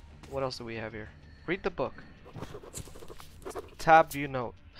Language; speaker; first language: English; non-native, fluent; Russian